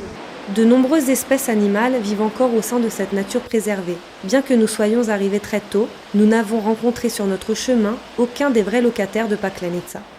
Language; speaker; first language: French; native; French